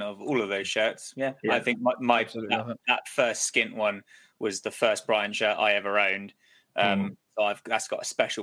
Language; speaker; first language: English; native; English